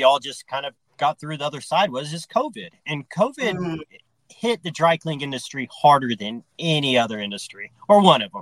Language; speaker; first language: English; native; English